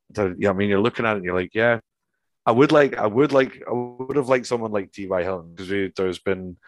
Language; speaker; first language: English; native; English